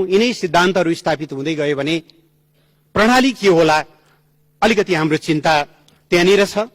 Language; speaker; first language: Nepali; native; Nepali